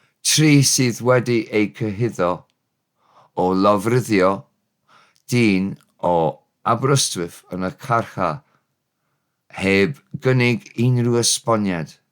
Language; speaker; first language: Welsh; non-native, learner; English